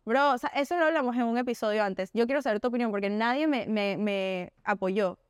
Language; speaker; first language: Spanish; native; Spanish